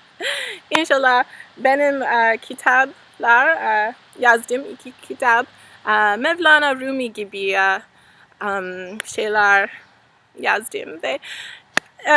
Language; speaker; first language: Turkish; non-native, learner; English